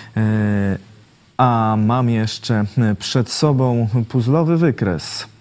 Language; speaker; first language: Polish; native; Polish